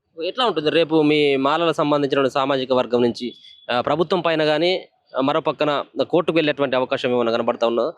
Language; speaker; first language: Telugu; native; Telugu